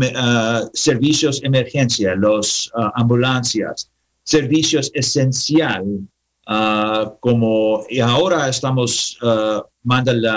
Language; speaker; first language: Spanish; non-native, learner; English